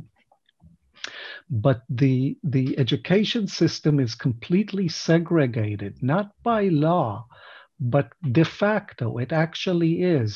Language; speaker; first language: English; non-native, fluent; Hebrew